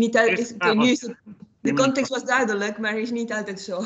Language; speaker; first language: Dutch; non-native, fluent; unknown